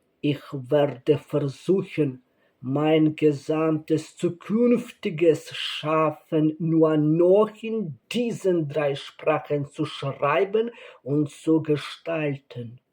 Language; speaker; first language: German; non-native, learner; Ukrainian